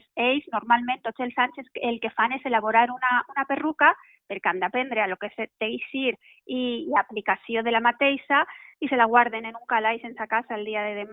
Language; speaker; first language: Catalan; native; Catalan